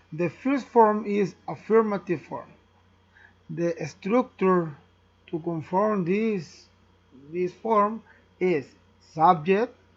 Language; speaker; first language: English; non-native, learner; Spanish